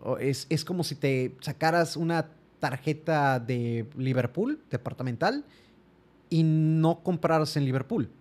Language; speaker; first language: Spanish; native; Spanish